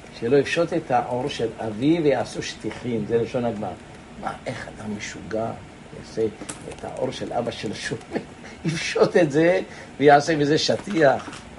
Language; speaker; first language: Hebrew; native; Hebrew